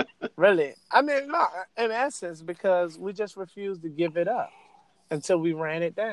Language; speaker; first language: English; native; English